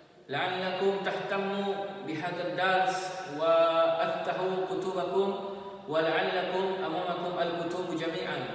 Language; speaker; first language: Arabic; non-native, fluent; Indonesian